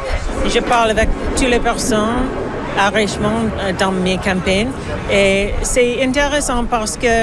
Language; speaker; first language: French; non-native, local second language; English